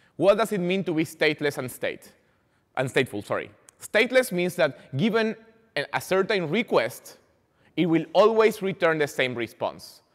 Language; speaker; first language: English; non-native, fluent; Spanish